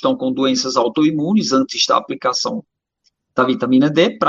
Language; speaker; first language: Portuguese; non-native, fluent; German